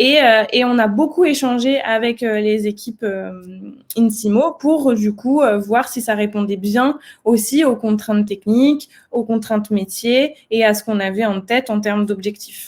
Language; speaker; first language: French; native; French